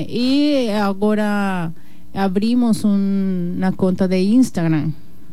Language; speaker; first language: Portuguese; non-native, learner; Spanish